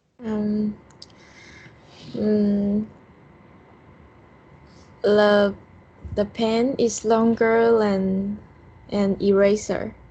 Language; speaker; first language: English; non-native, learner; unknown